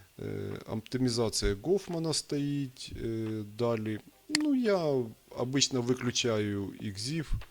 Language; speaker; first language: Ukrainian; non-native, local second language; Russian